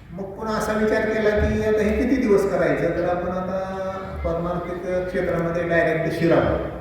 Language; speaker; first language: Marathi; native; Marathi